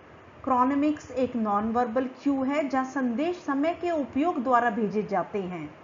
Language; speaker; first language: Hindi; native; Hindi